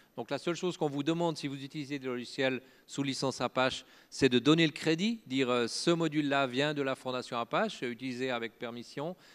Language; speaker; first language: French; native; French